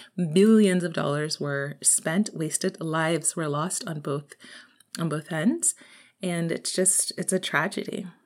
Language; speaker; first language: English; native; English